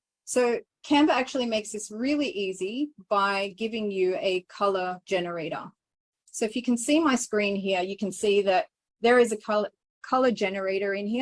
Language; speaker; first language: English; native; English